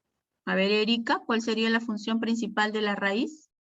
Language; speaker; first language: Spanish; native; Spanish